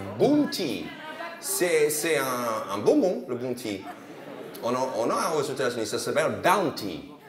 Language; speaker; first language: French; non-native, fluent; English